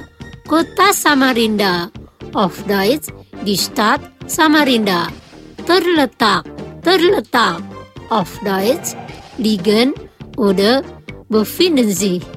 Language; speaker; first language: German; non-native, fluent; Indonesian